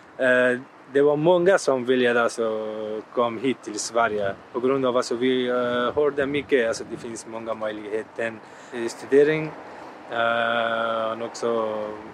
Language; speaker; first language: Swedish; native; Swedish